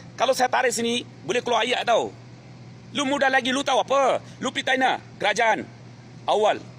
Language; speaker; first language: Malay; non-native, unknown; Bangla